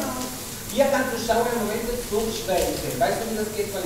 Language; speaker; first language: German; non-native, fluent; Italian